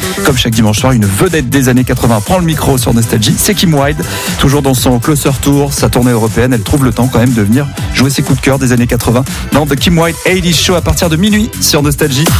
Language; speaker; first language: French; native; French